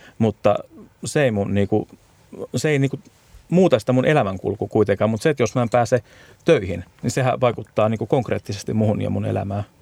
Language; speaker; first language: Finnish; native; Finnish